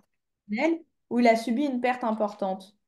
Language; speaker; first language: French; native; French